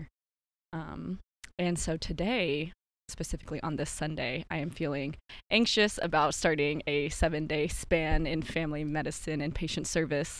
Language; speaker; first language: English; native; English